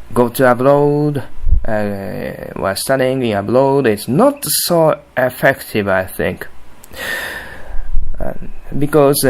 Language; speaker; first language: English; non-native, learner; Japanese